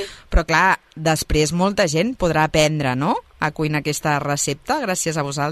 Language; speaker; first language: Catalan; native; Catalan